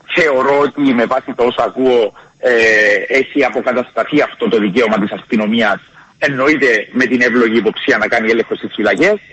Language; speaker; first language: Greek; native; Greek